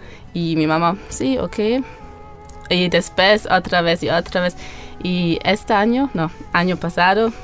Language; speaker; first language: Spanish; non-native, learner; German